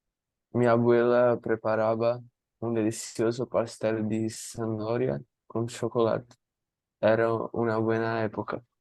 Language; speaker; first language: Spanish; non-native, learner; Portuguese